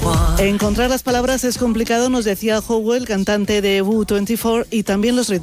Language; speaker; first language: Spanish; native; Spanish